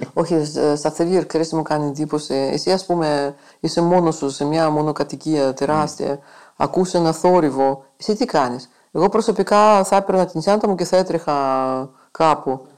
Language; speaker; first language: Greek; non-native, fluent; Russian